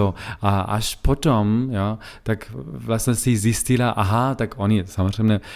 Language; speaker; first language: Czech; non-native, learner; German